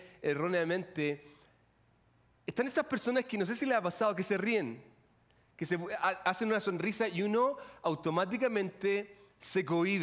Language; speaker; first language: Spanish; native; Spanish